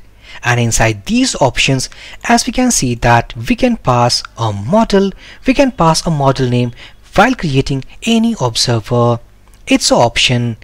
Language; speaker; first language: English; non-native, local second language; Hindi